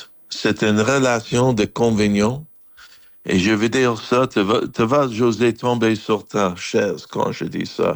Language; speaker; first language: French; non-native, fluent; English